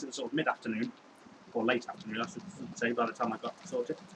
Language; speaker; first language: English; native; English